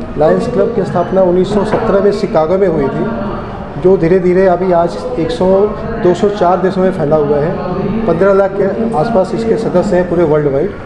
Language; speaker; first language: Hindi; native; Hindi